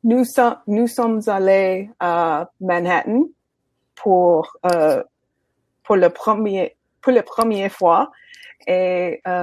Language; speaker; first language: French; non-native, learner; English